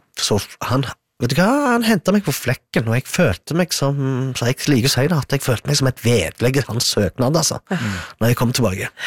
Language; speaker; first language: Norwegian; early bilingual, other home language; Arabic